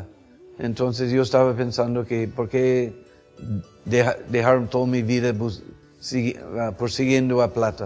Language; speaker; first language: Spanish; non-native, fluent; English